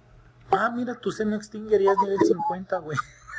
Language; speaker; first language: Spanish; native; Spanish